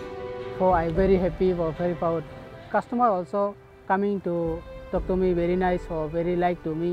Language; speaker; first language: English; non-native, learner; Bangla